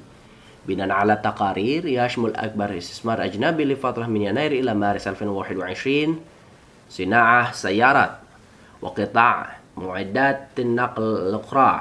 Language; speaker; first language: Arabic; non-native, fluent; Indonesian